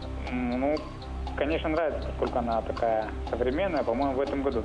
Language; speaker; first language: Russian; native; Russian